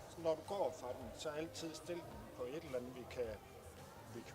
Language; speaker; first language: Danish; native; Danish